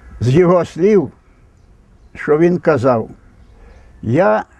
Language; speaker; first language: Ukrainian; native; Ukrainian